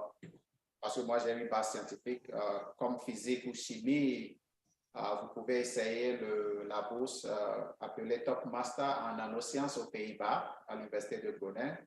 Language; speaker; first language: French; non-native, local second language; Ewe